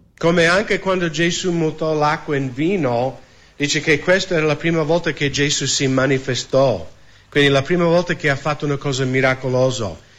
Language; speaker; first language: Italian; non-native, fluent; English